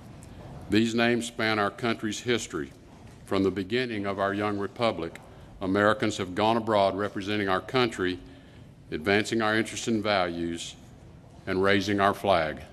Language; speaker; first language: English; native; English